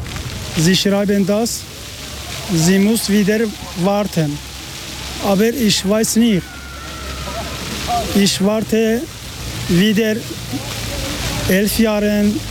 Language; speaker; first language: German; non-native, learner; Persian